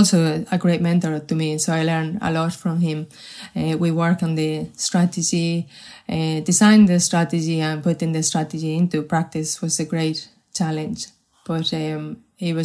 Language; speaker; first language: English; non-native, fluent; Spanish